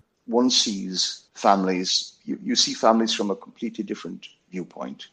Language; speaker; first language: English; native; English